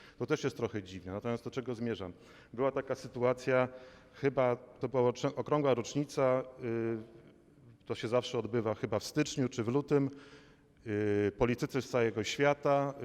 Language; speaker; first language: Polish; native; Polish